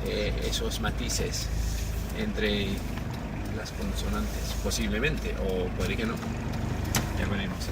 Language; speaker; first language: Spanish; non-native, fluent; English